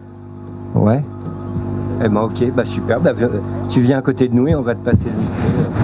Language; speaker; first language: French; native; French